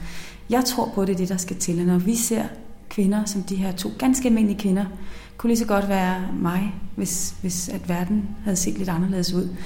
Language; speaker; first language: Danish; native; Danish